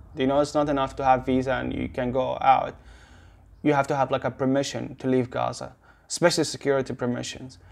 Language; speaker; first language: English; non-native, learner; Arabic